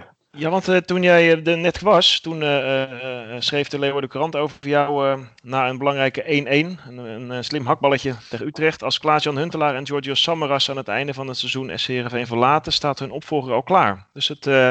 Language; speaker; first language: Dutch; native; Dutch